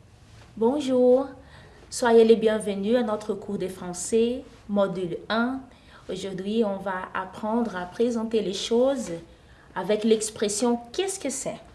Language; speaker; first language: French; non-native, fluent; Portuguese